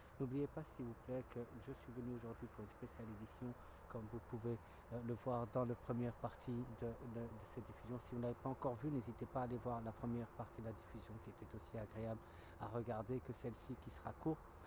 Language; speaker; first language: French; native; French